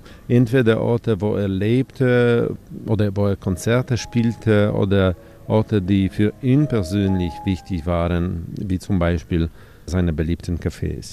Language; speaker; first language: German; non-native, fluent; Polish